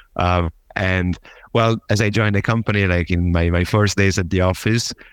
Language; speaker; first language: English; non-native, fluent; Italian